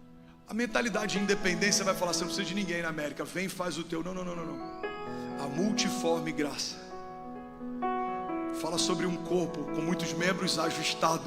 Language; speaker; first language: Portuguese; native; Portuguese